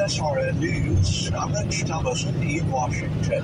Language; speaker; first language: English; native; English